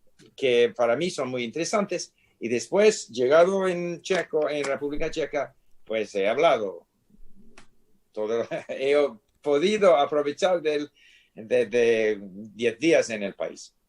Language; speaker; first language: Spanish; non-native, fluent; English